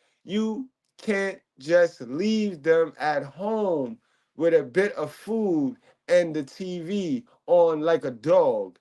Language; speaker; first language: English; native; English